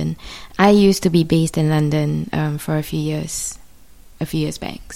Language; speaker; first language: English; native; English